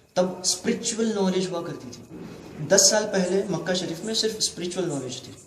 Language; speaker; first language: Urdu; native; Urdu